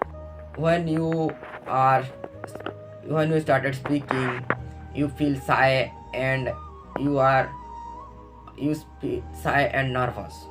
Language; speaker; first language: English; non-native, local second language; Odia